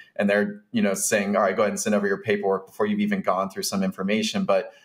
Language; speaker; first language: English; native; English